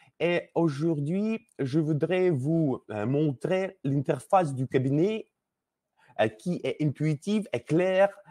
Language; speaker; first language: French; non-native, learner; Russian